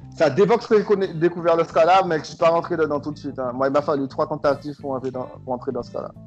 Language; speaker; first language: French; native; French